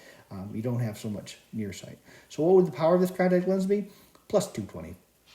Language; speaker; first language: English; native; English